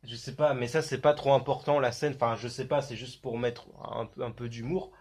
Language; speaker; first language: French; native; French